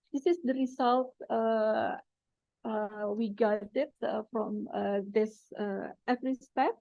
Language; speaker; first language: English; non-native, fluent; Indonesian